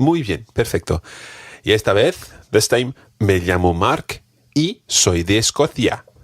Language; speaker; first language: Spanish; non-native, fluent; English